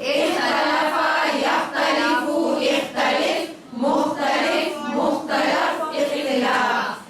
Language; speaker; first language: Arabic; non-native, learner; Urdu